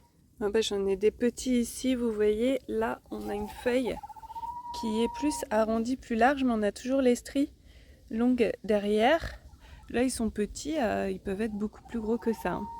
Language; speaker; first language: French; native; French